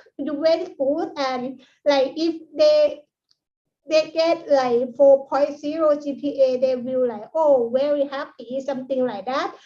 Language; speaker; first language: English; non-native, learner; Thai